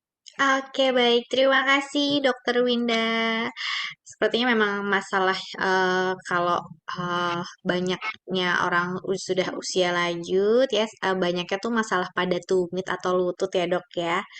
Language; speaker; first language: Indonesian; native; Indonesian